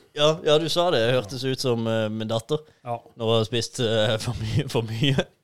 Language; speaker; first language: Norwegian; native; Norwegian